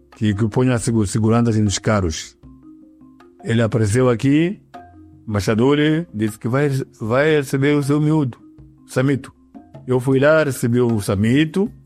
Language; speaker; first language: Portuguese; non-native, local second language; Yao